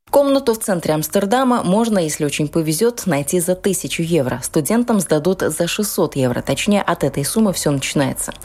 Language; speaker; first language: Russian; native; Russian